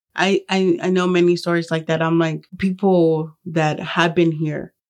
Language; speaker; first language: English; early bilingual, other home language; Spanish